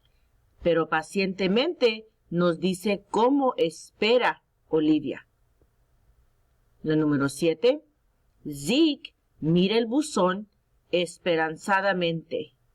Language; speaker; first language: Spanish; early bilingual, heritage; Spanish